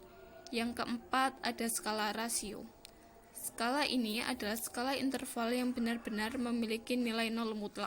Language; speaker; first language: Indonesian; native; Indonesian